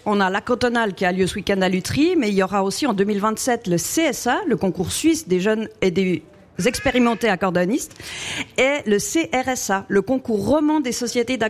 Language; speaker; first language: French; native; French